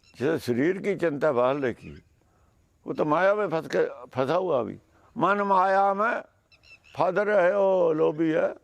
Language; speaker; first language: Hindi; non-native, local second language; Punjabi